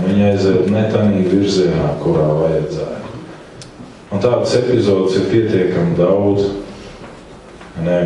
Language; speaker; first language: Latvian; native; Latvian